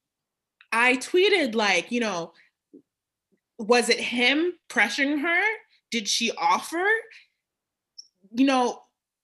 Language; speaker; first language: English; native; English